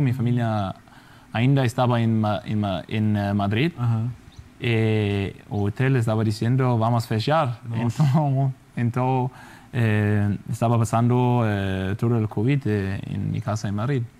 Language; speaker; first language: Spanish; non-native, fluent; Danish